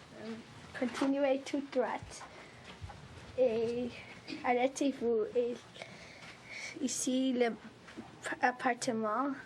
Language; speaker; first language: French; non-native, learner; English